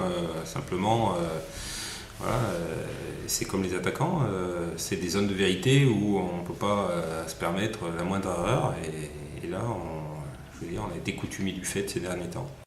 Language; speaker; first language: French; native; French